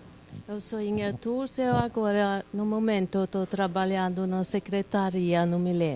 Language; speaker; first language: Portuguese; non-native, learner; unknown